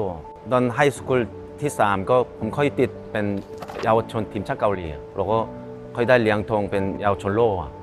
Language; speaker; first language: Thai; non-native, fluent; Korean